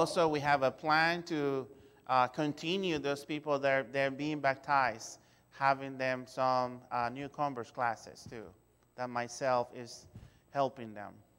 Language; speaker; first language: English; non-native, fluent; Spanish